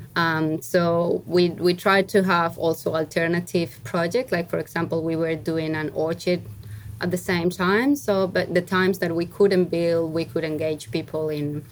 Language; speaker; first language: English; non-native, fluent; Spanish